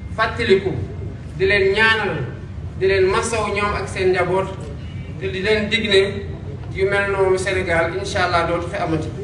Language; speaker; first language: Wolof; non-native, local second language; Serer